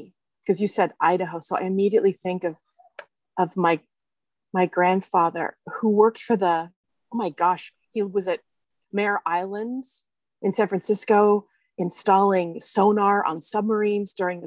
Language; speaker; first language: English; native; English